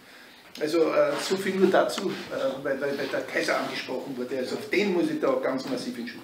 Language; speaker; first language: German; native; German